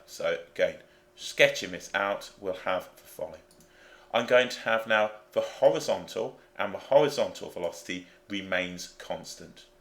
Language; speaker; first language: English; native; English